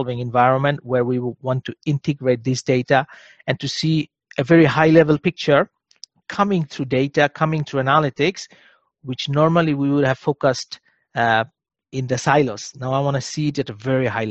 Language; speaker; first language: English; non-native, local second language; Bangla